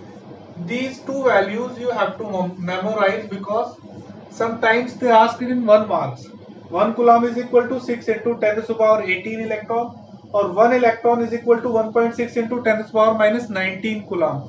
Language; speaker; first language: English; non-native, local second language; Hindi